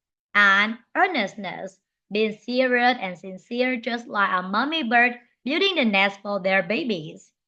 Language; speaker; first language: English; non-native, fluent; Vietnamese